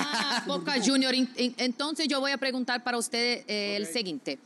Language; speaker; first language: Spanish; non-native, learner; Portuguese